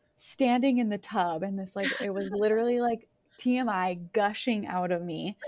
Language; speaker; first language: English; native; English